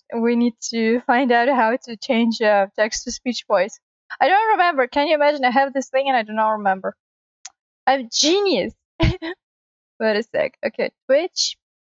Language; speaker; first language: English; non-native, fluent; Russian